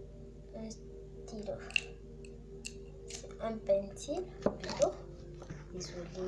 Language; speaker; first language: French; non-native, local second language; Lingala